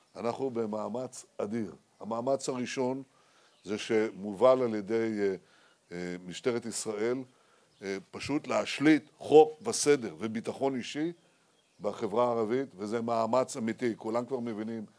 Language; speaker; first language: Hebrew; native; Hebrew